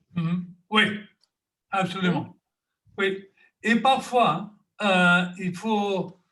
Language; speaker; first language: French; non-native, fluent; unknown